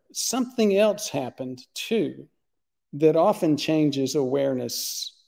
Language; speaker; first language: English; native; English